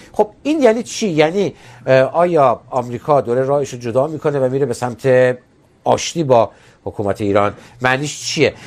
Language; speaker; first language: Persian; native; Persian